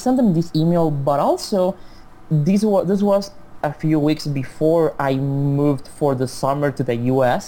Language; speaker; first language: English; non-native, fluent; Spanish